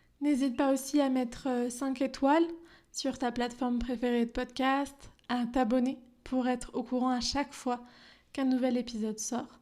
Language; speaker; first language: French; native; French